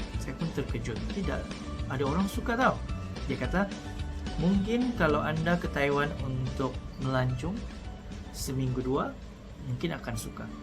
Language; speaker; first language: Malay; early bilingual, other home language; Cebuano